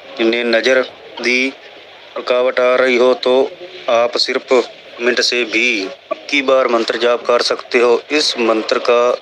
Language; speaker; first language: Hindi; non-native, local second language; Punjabi